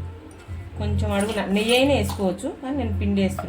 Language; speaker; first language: Telugu; native; Telugu